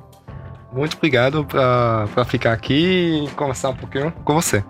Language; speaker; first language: Portuguese; early bilingual, heritage; Portuguese